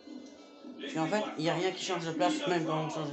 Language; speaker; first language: French; native; French